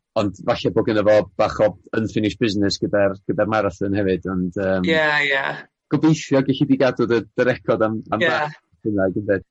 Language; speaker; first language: Welsh; native; Welsh